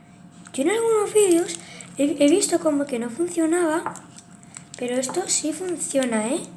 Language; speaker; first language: Spanish; native; Spanish